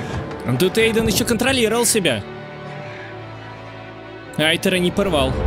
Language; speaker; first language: Russian; native; Russian